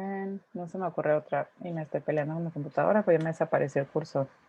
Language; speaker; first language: Spanish; native; Spanish